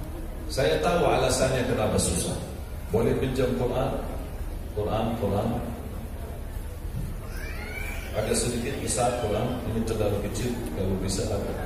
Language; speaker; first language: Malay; non-native, fluent; Arabic